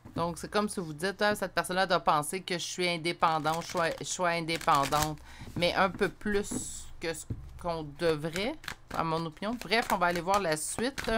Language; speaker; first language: French; native; French